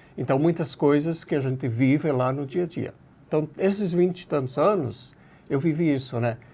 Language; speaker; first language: Portuguese; native; Portuguese